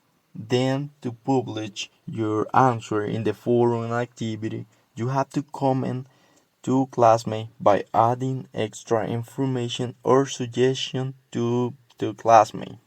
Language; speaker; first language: English; non-native, learner; Spanish